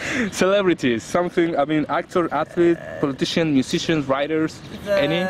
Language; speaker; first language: English; non-native, fluent; Spanish